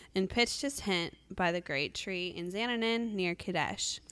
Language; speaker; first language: English; native; English